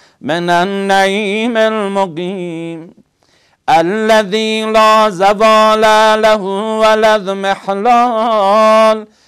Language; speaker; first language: Arabic; non-native, fluent; Persian